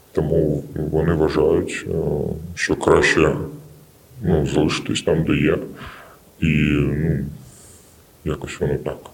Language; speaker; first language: Ukrainian; non-native, local second language; Russian